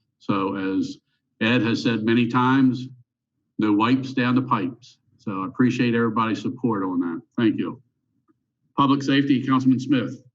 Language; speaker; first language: English; native; English